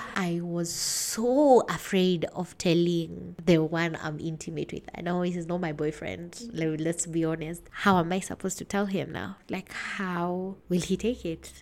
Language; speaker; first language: English; non-native, local second language; Kikuyu